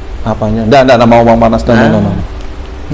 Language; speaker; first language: Indonesian; native; Indonesian